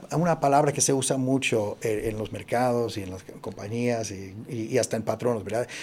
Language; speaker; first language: Spanish; early bilingual, heritage; Spanish